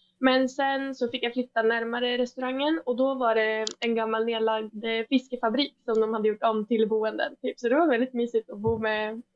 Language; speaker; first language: Swedish; native; Swedish